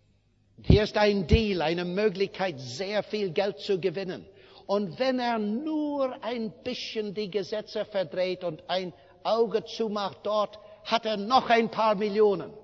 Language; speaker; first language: German; non-native, fluent; English